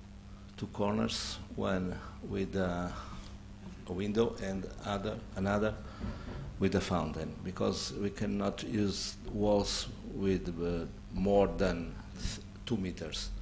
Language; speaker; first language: English; non-native, learner; Portuguese